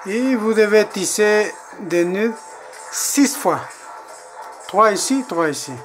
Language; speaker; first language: French; non-native, learner; Spanish